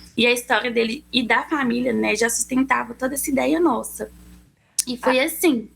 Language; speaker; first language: Portuguese; native; Portuguese